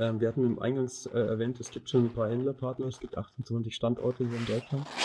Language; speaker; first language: German; native; German